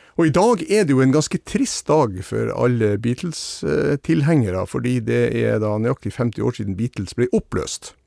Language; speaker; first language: Norwegian; native; Norwegian